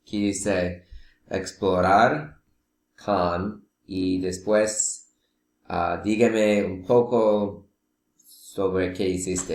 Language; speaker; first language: Spanish; non-native, learner; English